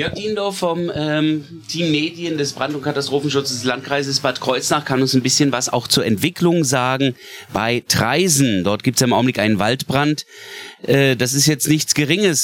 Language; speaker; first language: German; native; German